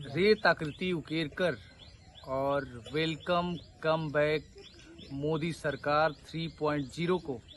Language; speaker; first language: Hindi; native; Hindi